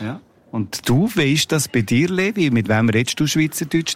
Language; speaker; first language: German; native; German